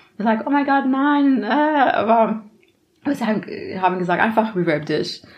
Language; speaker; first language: German; non-native, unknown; Arabic